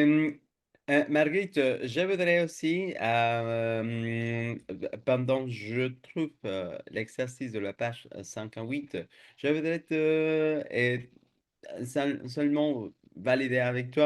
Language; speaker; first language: French; non-native, fluent; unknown